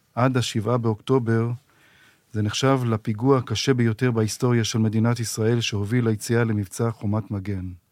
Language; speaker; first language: Hebrew; native; Hebrew